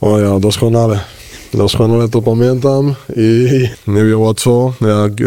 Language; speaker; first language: Polish; non-native, learner; Spanish